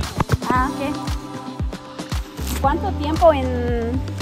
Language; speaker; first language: Spanish; non-native, learner; English